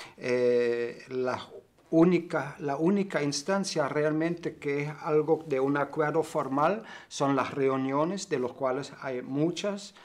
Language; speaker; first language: Spanish; non-native, fluent; German